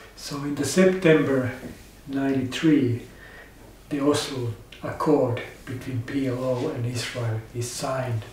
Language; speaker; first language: English; non-native, fluent; Finnish